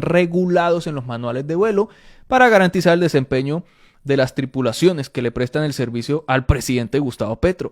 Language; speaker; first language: Spanish; native; Spanish